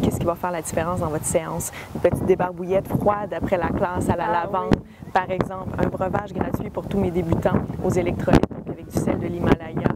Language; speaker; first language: French; native; French